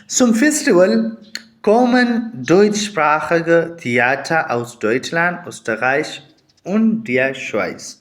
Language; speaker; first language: German; non-native, fluent; Urdu